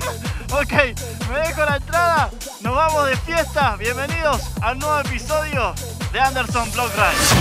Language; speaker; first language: Spanish; native; Spanish